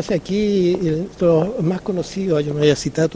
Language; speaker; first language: Spanish; native; Spanish